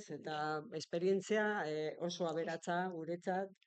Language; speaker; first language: Basque; non-native, local second language; Spanish